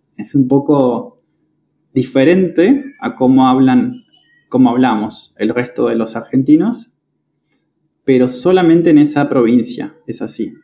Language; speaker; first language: Spanish; native; Spanish